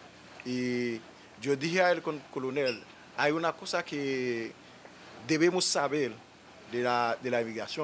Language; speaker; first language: Spanish; non-native, learner; Haitian Creole